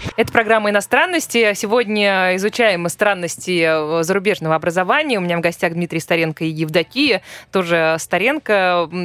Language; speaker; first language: Russian; native; Russian